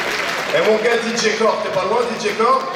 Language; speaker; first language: French; native; French